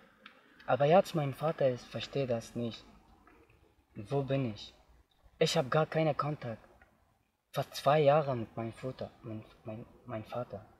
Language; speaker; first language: German; non-native, learner; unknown